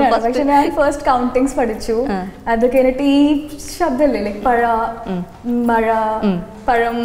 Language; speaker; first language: Malayalam; non-native, local second language; Hindi